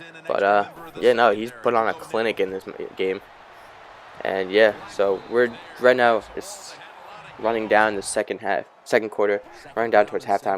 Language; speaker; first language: English; native; English